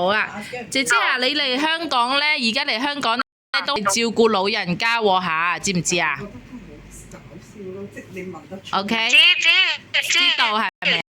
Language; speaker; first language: Chinese; native; Chinese